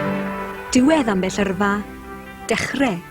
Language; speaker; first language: Welsh; native; Welsh